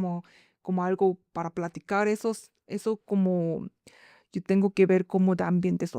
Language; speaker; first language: Spanish; non-native, fluent; Korean